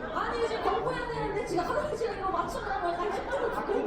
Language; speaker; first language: Korean; native; Korean